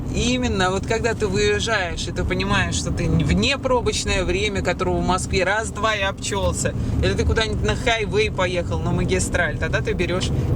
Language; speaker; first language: Russian; native; Russian